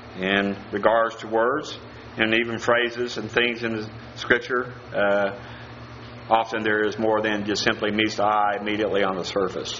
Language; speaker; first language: English; native; English